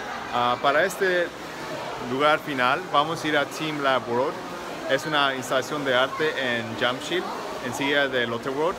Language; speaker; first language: Spanish; early bilingual, heritage; Spanish